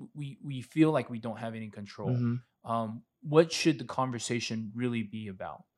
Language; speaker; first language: English; native; English